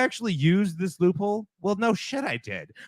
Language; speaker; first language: English; native; English